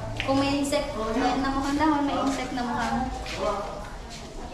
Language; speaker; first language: Filipino; native; Filipino